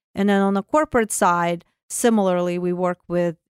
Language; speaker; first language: English; non-native, fluent; Russian